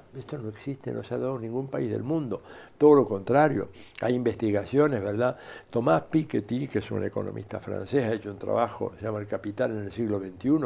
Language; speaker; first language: Spanish; native; Spanish